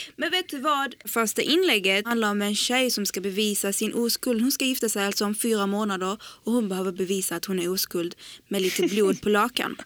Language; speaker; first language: Swedish; early bilingual, other home language; Arabic